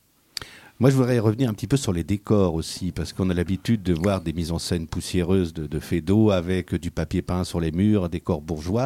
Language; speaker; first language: French; native; French